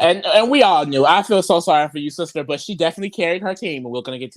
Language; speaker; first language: English; native; English